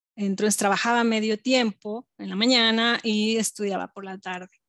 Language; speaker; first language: Spanish; native; Spanish